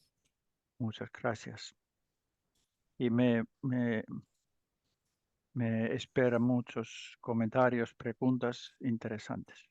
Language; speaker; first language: Spanish; non-native, learner; Finnish